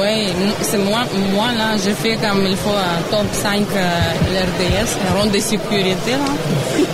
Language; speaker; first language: French; non-native, learner; Russian